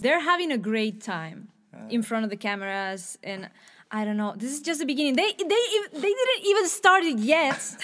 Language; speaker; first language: English; non-native, fluent; Spanish